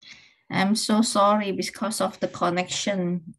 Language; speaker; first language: English; non-native, learner; Indonesian